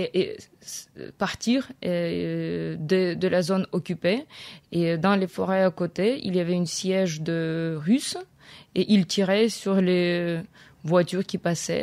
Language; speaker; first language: French; non-native, fluent; Ukrainian